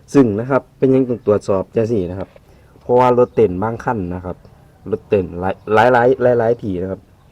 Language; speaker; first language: Thai; native; Thai